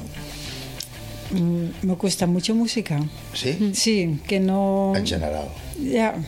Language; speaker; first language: Spanish; non-native, fluent; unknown